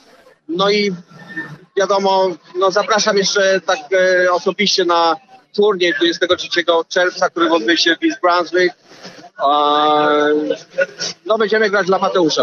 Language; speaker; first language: Polish; early bilingual, heritage; Polish